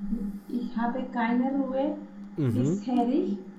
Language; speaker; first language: German; non-native, learner; Romanian